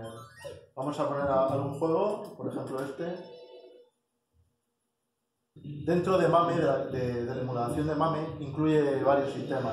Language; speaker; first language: Spanish; native; Spanish